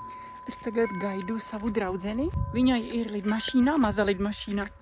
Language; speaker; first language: Latvian; non-native, fluent; Czech